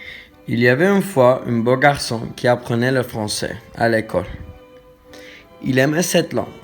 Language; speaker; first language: French; non-native, learner; Turkish